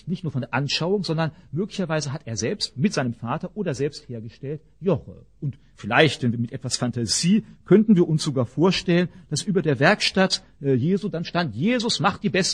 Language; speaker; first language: German; native; German